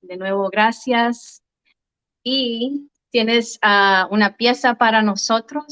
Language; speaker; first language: Spanish; early bilingual, heritage; Spanish